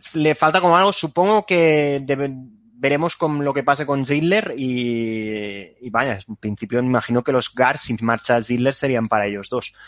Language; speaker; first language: Spanish; native; Spanish